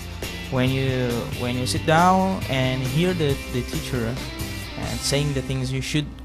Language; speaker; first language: English; non-native, fluent; Portuguese